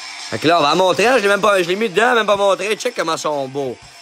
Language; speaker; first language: French; native; French